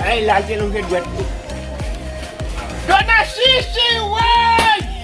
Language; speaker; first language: Spanish; non-native, learner; Haitian Creole